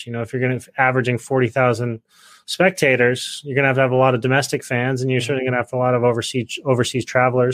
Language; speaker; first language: English; native; English